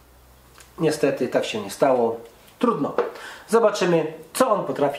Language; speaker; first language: Polish; native; Polish